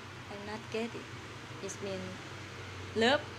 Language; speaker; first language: English; non-native, learner; Thai